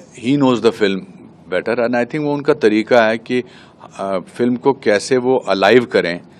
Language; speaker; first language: Hindi; native; Hindi